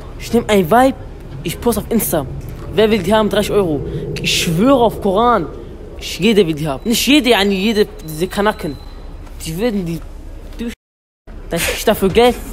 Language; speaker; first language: German; non-native, learner; Arabic